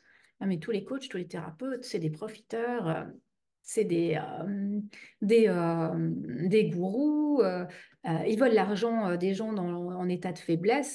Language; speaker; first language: French; native; French